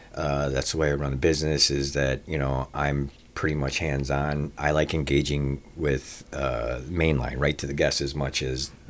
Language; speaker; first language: English; native; English